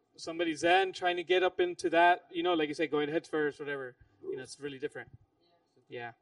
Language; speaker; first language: English; early bilingual, other home language; Spanish